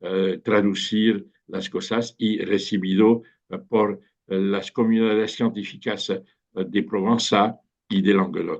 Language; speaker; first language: Spanish; non-native, fluent; French